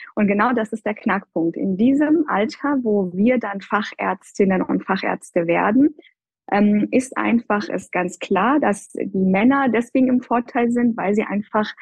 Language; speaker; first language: German; non-native, fluent; Persian